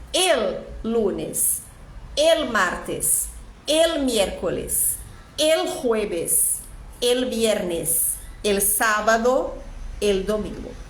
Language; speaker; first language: Spanish; non-native, fluent; Portuguese